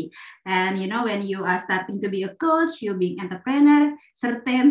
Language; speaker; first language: English; non-native, fluent; Indonesian